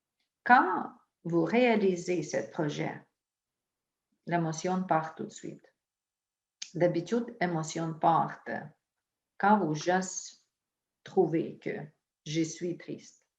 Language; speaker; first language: French; non-native, fluent; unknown